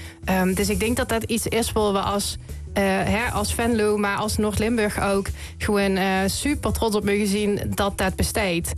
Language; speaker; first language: Dutch; native; Dutch